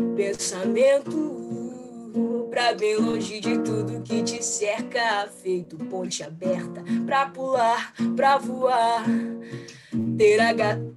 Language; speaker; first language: Portuguese; native; Portuguese